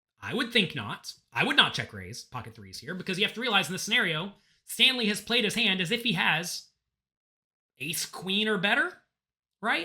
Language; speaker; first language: English; native; English